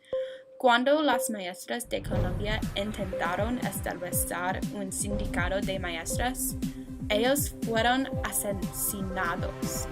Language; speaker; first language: Spanish; non-native, learner; English